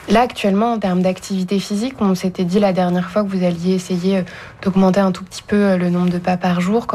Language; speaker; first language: French; native; French